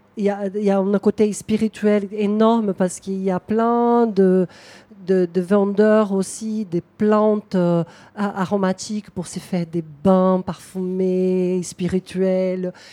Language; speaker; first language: French; non-native, fluent; Portuguese